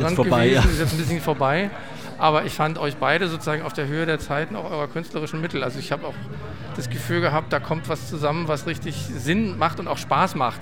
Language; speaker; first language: German; native; German